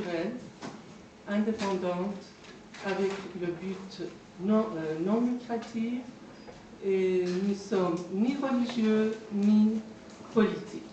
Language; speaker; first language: French; non-native, fluent; Persian